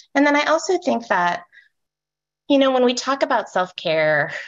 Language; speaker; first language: English; native; English